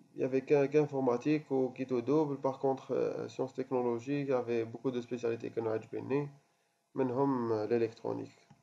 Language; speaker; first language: French; non-native, local second language; Arabic